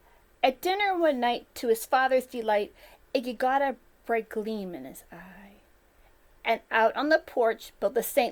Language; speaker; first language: English; native; English